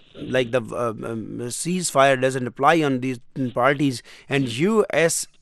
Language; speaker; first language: English; non-native, local second language; Urdu